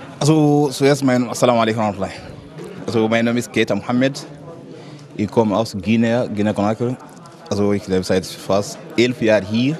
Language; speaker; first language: German; non-native, learner; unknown